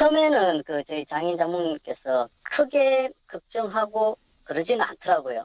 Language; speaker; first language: Korean; native; Korean